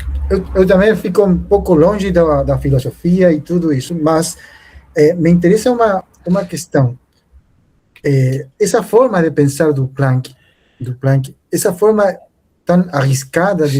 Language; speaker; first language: Portuguese; non-native, fluent; Spanish